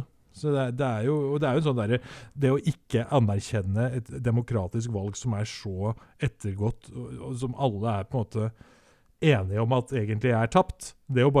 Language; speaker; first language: Norwegian; native; Norwegian